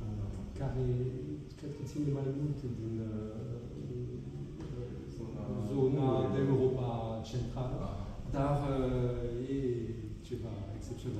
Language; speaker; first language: Romanian; non-native, fluent; French